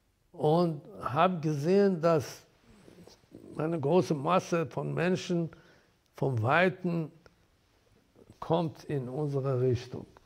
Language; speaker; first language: German; non-native, fluent; Persian